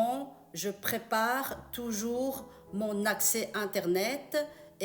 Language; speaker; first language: French; non-native, fluent; Chinese